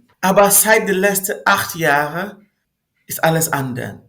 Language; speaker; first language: German; non-native, fluent; Northern Sotho